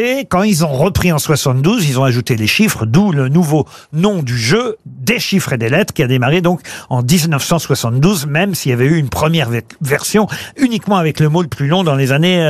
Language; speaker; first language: French; native; French